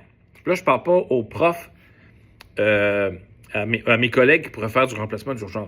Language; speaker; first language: French; native; French